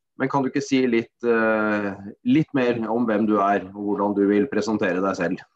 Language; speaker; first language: Norwegian; native; Norwegian